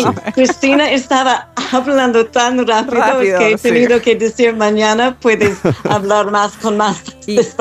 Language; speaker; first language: Spanish; non-native, fluent; English